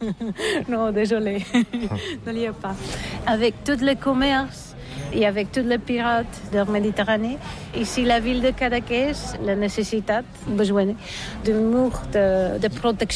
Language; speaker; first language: French; non-native, learner; Catalan